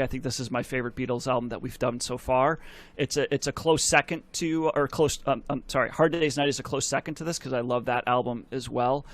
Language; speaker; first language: English; native; English